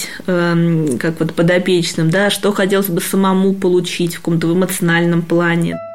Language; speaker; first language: Russian; native; Russian